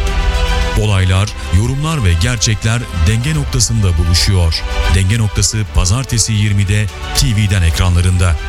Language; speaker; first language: Turkish; native; Turkish